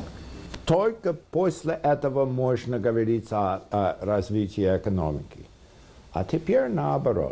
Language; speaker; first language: Russian; non-native, fluent; English